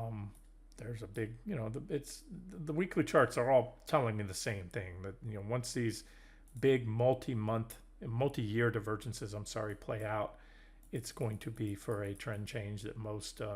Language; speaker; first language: English; native; English